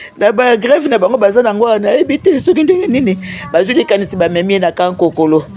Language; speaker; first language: Lingala; native; Lingala